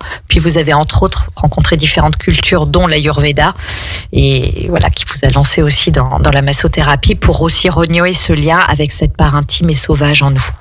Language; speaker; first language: French; native; French